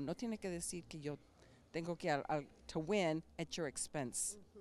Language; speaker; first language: Spanish; early bilingual, heritage; Spanish